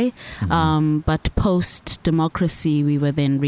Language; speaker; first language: English; non-native, local second language; Xhosa